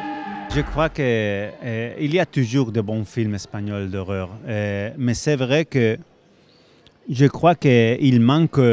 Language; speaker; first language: French; non-native, fluent; Spanish